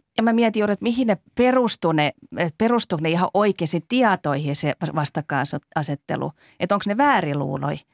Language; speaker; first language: Finnish; native; Finnish